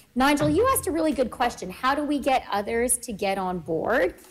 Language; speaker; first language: English; native; English